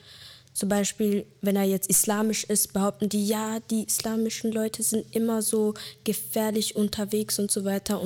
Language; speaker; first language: German; early bilingual, other home language; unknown